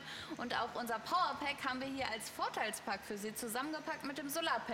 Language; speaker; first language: German; native; German